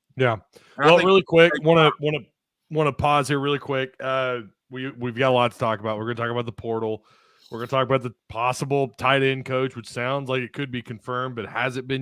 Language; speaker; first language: English; native; English